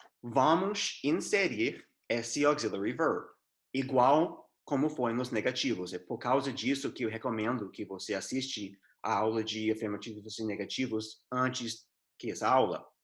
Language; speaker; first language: Portuguese; non-native, fluent; English